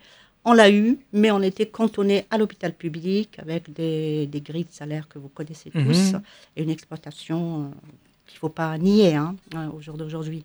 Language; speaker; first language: French; non-native, local second language; Arabic